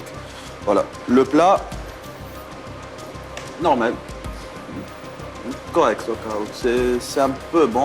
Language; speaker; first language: French; non-native, local second language; Arabic